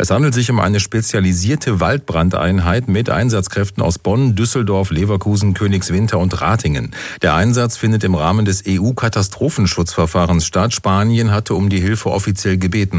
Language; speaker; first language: German; native; German